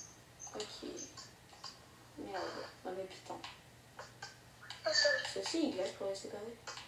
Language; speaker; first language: French; native; French